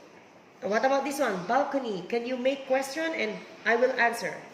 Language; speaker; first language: English; non-native, fluent; Vietnamese